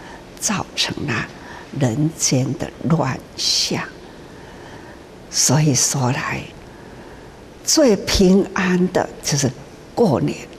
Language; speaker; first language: Chinese; non-native, local second language; Min Nan Chinese